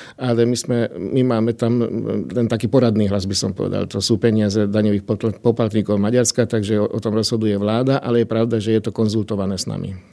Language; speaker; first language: Slovak; non-native, local second language; Hungarian